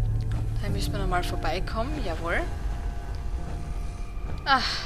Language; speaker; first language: German; native; German